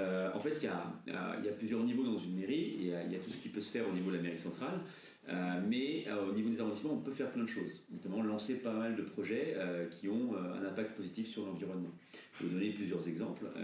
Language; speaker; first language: French; native; French